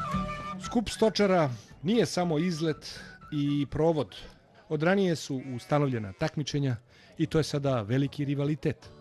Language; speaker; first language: Bosnian; native; Bosnian